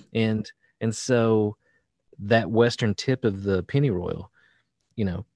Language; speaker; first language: English; native; English